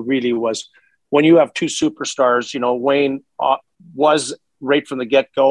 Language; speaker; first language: English; native; English